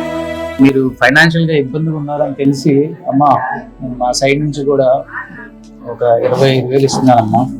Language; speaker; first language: Telugu; native; Telugu